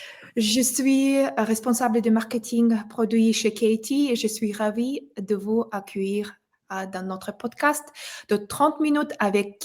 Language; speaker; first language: French; non-native, fluent; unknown